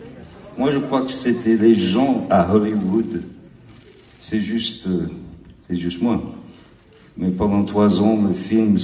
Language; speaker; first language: French; non-native, learner; English